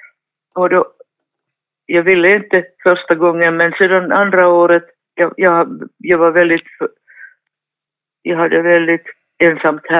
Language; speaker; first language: Swedish; non-native, fluent; Finnish